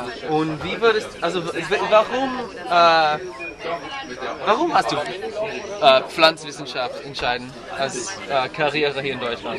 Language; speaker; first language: German; non-native, fluent; English